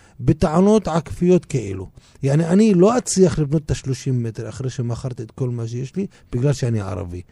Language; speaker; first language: Hebrew; non-native, local second language; Arabic